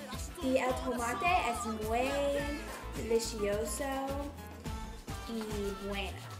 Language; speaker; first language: Spanish; non-native, learner; English